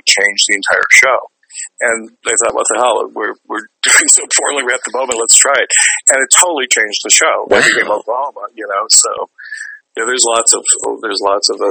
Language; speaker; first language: English; native; English